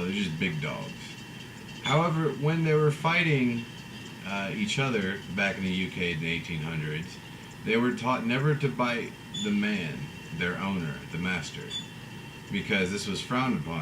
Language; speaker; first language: English; native; English